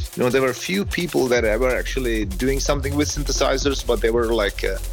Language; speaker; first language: English; non-native, fluent; Czech